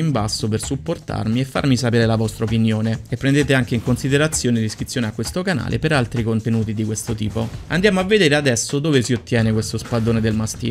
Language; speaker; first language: Italian; native; Italian